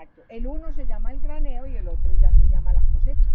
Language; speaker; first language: Spanish; native; Spanish